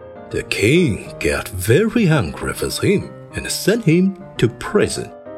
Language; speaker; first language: English; non-native, fluent; Chinese